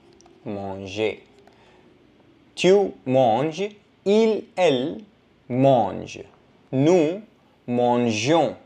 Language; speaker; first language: French; non-native, fluent; Hindi